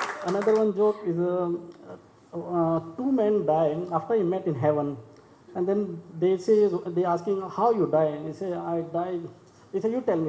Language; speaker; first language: English; non-native, learner; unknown